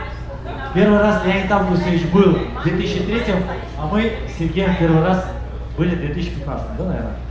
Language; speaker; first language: Russian; native; Russian